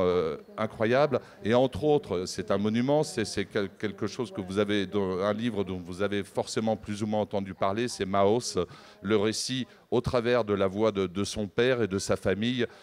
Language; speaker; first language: French; native; French